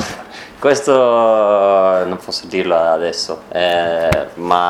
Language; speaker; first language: Italian; non-native, learner; Swedish